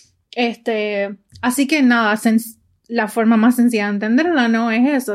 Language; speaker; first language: Spanish; early bilingual, heritage; Spanish